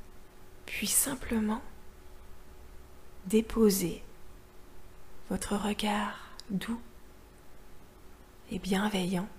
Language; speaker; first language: French; native; French